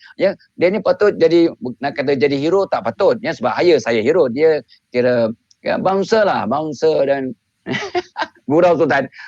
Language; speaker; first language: Malay; native; Malay